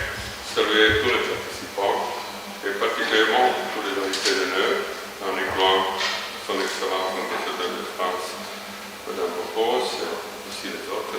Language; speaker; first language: French; non-native, fluent; Croatian